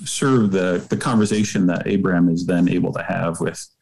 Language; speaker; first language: English; native; English